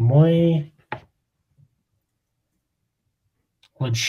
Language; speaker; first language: Russian; non-native, learner; English